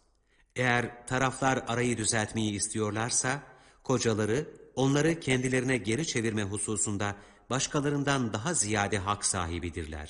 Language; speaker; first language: Turkish; native; Turkish